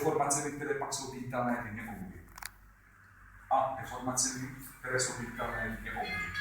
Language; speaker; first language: Czech; native; Czech